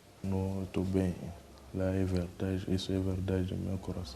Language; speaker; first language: Portuguese; non-native, learner; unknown